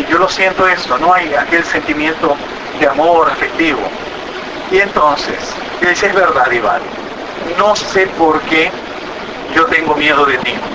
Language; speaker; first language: Spanish; native; Spanish